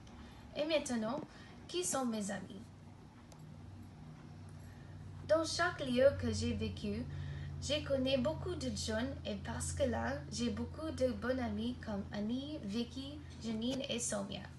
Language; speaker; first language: French; non-native, learner; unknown